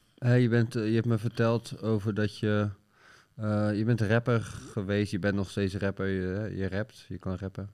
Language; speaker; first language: Dutch; native; Dutch